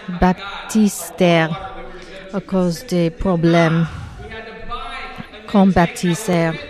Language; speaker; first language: French; non-native, learner; English